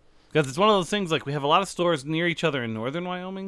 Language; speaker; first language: English; native; English